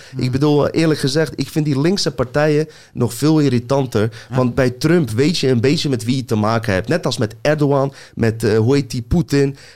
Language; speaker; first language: Dutch; early bilingual, other home language; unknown